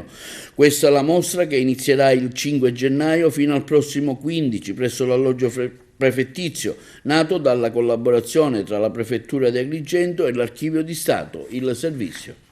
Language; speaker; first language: Italian; native; Italian